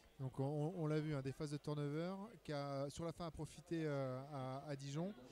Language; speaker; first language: French; native; French